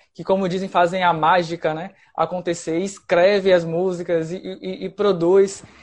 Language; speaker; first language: Portuguese; native; Portuguese